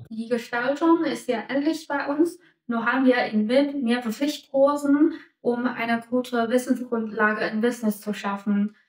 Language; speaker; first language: German; non-native, fluent; Chinese